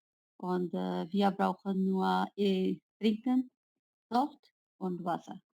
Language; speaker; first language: German; non-native, learner; Urdu